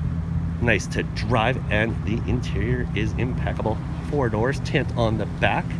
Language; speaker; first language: English; native; English